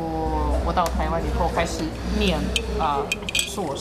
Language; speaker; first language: Chinese; non-native, fluent; Russian